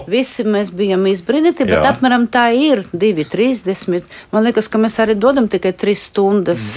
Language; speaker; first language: Latvian; non-native, local second language; Russian